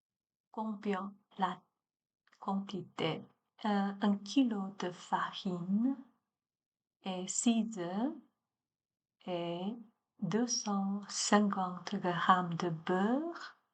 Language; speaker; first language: French; non-native, learner; Chinese